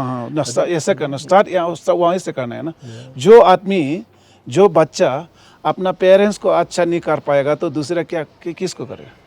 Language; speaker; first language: Hindi; non-native, local second language; Ladakhi